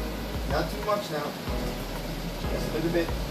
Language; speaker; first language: English; native; English